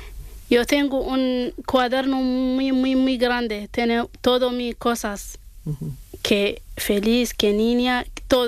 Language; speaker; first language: Spanish; non-native, learner; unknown